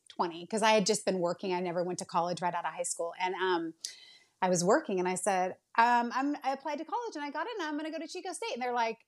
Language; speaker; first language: English; native; English